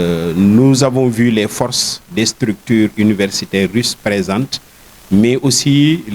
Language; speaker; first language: French; non-native, local second language; Wolof